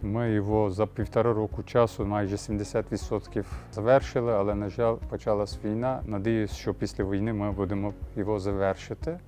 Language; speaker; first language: Ukrainian; non-native, learner; Turkish